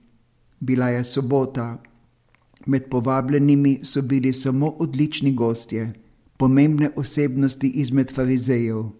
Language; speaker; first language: Slovenian; native; Slovenian